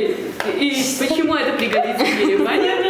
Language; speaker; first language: Russian; non-native, fluent; Armenian